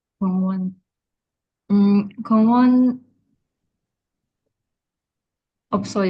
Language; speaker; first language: Korean; non-native, learner; Indonesian